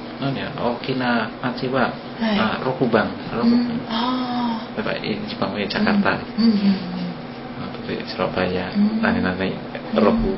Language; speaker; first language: Japanese; non-native, learner; Indonesian